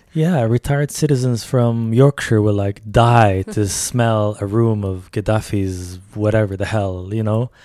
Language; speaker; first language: English; early bilingual, other home language; Arabic